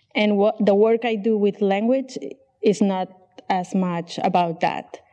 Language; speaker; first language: English; non-native, fluent; Catalan